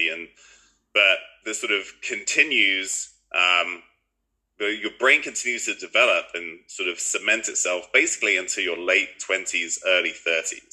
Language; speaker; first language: English; native; English